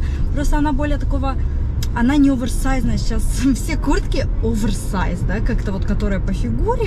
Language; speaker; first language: Russian; native; Russian